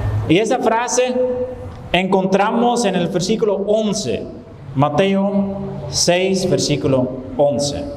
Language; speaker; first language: Spanish; non-native, fluent; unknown